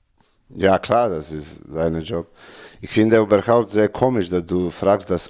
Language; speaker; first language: German; non-native, learner; Serbian